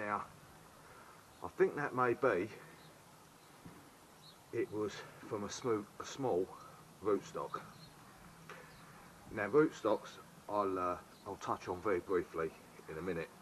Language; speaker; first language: English; native; English